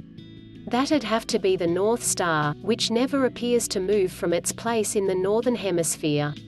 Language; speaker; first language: English; native; English